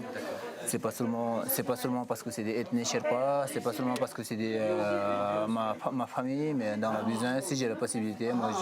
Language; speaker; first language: French; non-native, fluent; Sherpa